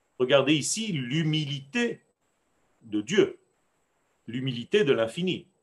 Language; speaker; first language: French; non-native, fluent; Hebrew